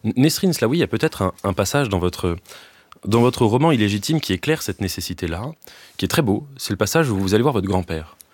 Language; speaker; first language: French; native; French